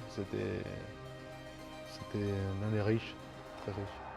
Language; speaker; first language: French; non-native, fluent; Spanish